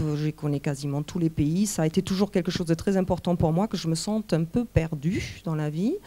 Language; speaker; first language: French; non-native, fluent; German